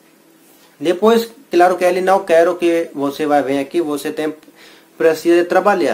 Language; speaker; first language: Portuguese; non-native, learner; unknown